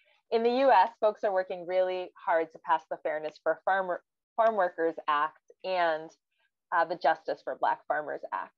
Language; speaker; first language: English; native; English